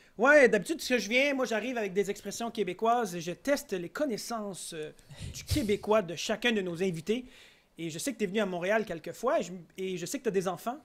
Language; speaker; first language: French; native; French